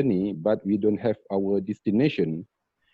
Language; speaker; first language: English; non-native, learner; Malay